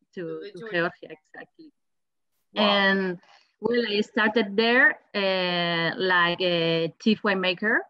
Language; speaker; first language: English; non-native, fluent; Spanish